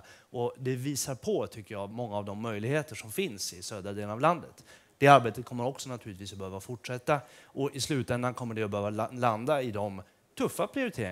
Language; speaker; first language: Swedish; native; Swedish